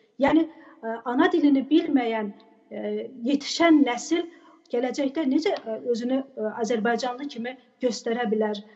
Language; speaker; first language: Azerbaijani; native; Azerbaijani